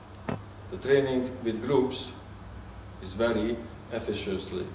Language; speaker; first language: English; non-native, learner; Hungarian